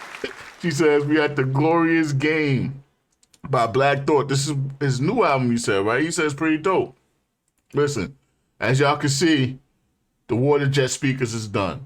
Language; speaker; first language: English; native; English